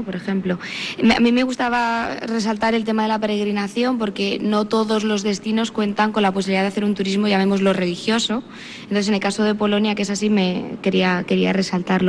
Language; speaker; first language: Spanish; native; Spanish